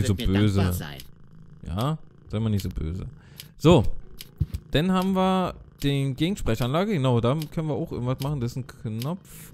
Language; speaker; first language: German; native; German